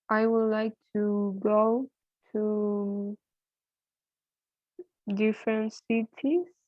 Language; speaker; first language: English; non-native, learner; Spanish